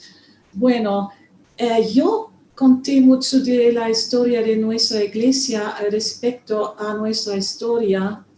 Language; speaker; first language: Spanish; non-native, fluent; German